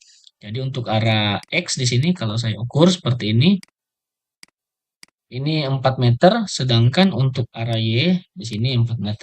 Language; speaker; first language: Indonesian; native; Indonesian